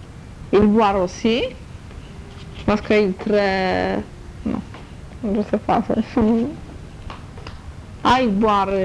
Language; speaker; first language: French; non-native, learner; Polish